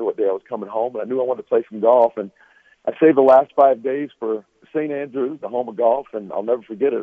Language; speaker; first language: English; native; English